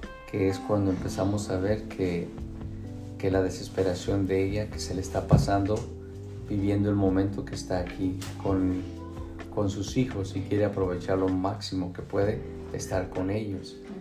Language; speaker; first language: Spanish; early bilingual, heritage; Spanish